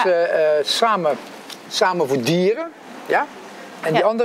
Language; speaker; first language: Dutch; native; Dutch